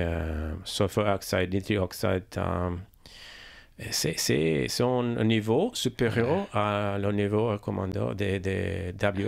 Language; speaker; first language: French; non-native, learner; English